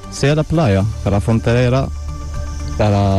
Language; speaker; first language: Spanish; non-native, learner; Arabic